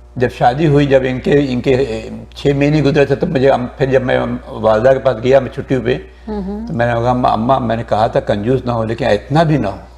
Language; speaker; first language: Urdu; native; Urdu